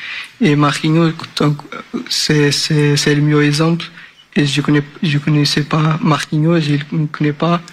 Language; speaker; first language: French; non-native, learner; Portuguese